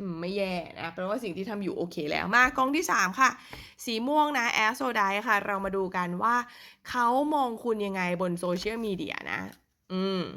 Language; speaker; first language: Thai; native; Thai